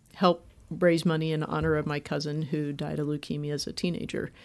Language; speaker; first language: English; native; English